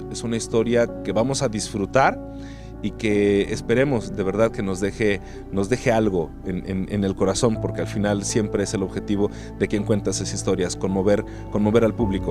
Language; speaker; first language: Spanish; native; Spanish